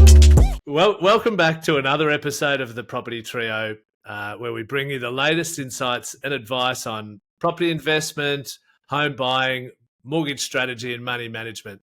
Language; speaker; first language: English; native; English